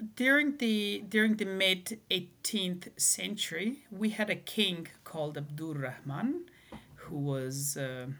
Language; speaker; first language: English; non-native, fluent; Persian